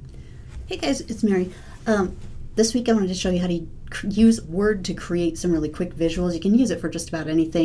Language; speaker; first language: English; native; English